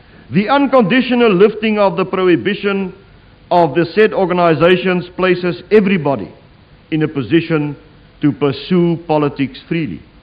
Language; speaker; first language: English; non-native, local second language; Afrikaans